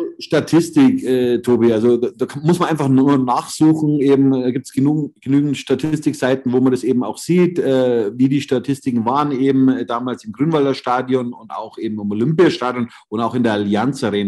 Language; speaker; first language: German; native; German